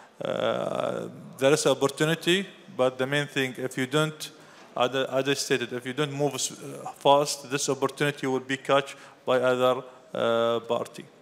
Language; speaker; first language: English; non-native, fluent; Arabic